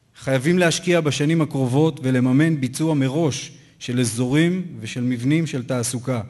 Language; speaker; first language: Hebrew; native; Hebrew